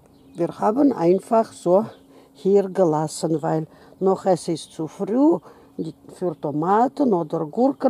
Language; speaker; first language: German; non-native, fluent; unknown